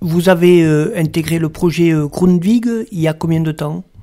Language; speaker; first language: French; native; French